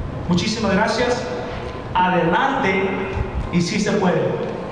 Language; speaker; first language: Spanish; early bilingual, heritage; Spanish